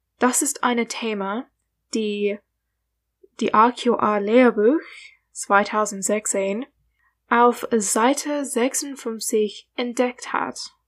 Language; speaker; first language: German; non-native, learner; English